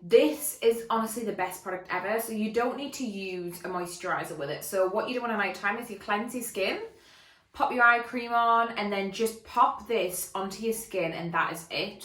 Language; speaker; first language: English; native; English